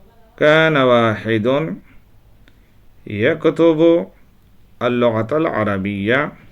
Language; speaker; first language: Arabic; non-native, fluent; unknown